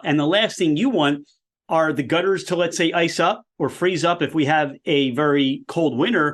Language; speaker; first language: English; native; English